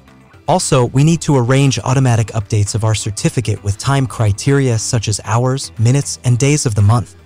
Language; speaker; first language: English; non-native, fluent; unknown